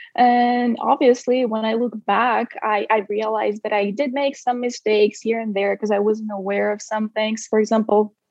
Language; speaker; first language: English; non-native, fluent; Russian